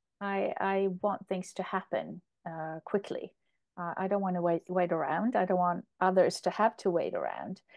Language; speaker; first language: English; non-native, fluent; Polish